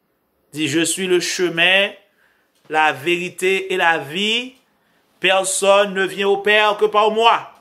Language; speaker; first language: French; non-native, local second language; Haitian Creole